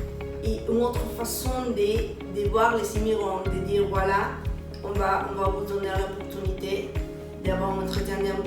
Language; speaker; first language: French; non-native, learner; Spanish